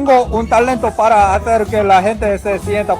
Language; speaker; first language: Spanish; non-native, learner; Korean